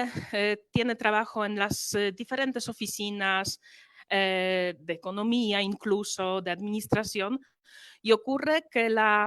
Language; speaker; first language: Spanish; non-native, fluent; Polish